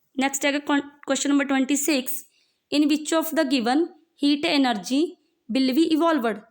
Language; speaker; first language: English; non-native, local second language; Punjabi